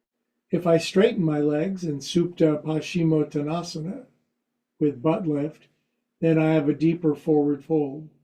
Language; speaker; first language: English; native; English